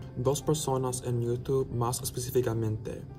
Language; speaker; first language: Spanish; non-native, learner; English